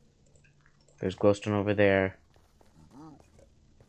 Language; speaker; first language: English; native; English